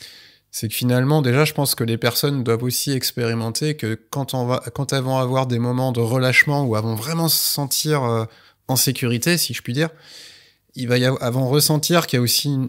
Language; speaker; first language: French; native; French